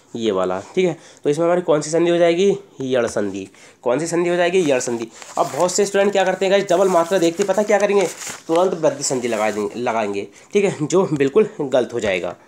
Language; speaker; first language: Hindi; native; Hindi